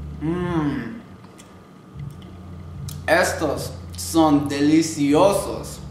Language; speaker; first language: Spanish; non-native, learner; English